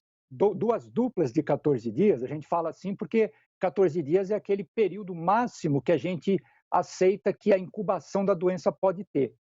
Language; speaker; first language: Portuguese; native; Portuguese